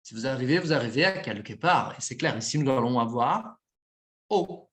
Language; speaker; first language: French; non-native, fluent; Portuguese